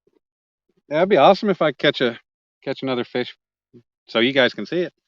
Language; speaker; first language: English; native; English